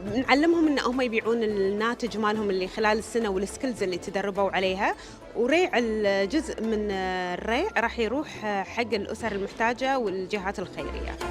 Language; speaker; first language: Arabic; native; Arabic